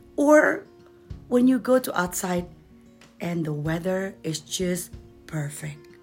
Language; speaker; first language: English; non-native, fluent; Indonesian